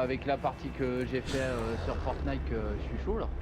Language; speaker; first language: French; native; French